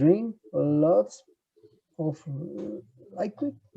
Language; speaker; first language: English; non-native, learner; Spanish